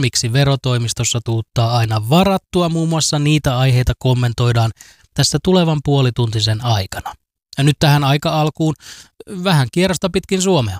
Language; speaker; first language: Finnish; native; Finnish